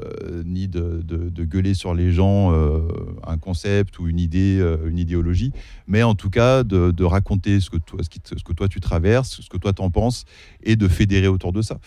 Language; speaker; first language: French; early bilingual, other home language; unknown